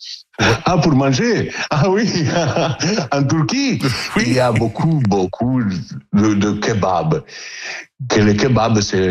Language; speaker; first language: French; non-native, learner; Italian